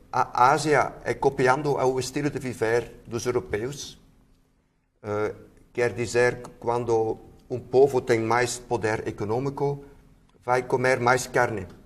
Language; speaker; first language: Portuguese; non-native, fluent; Dutch